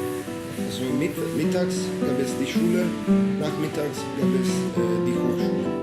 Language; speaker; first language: German; non-native, fluent; Italian